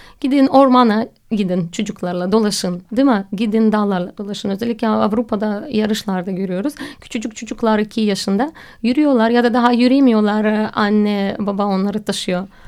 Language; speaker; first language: Turkish; non-native, fluent; Russian